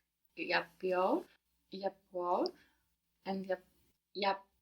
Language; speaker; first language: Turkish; non-native, learner; English